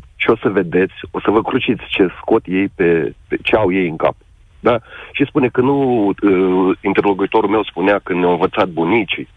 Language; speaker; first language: Romanian; native; Romanian